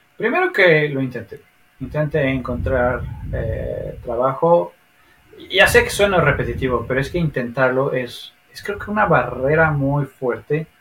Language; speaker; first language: Spanish; native; Spanish